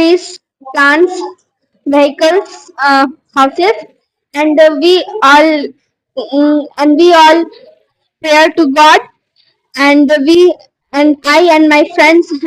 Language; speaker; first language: English; non-native, learner; Hindi